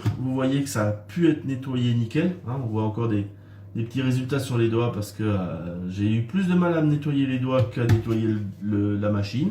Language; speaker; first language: French; native; French